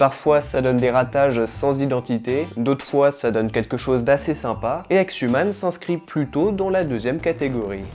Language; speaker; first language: French; native; French